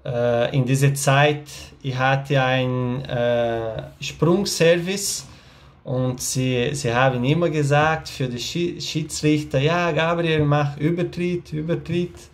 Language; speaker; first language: German; non-native, learner; Portuguese